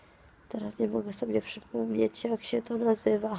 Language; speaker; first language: Polish; non-native, fluent; Italian